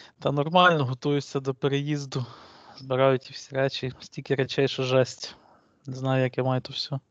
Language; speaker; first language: Ukrainian; native; Ukrainian